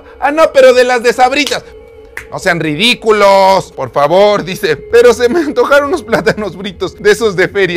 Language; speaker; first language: Spanish; native; Spanish